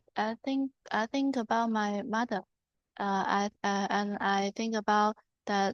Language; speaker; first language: English; non-native, learner; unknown